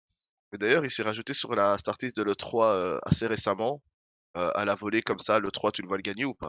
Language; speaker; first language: French; native; French